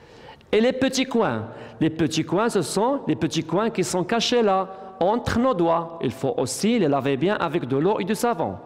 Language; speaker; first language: French; non-native, local second language; Arabic